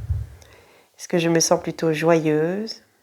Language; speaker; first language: French; native; French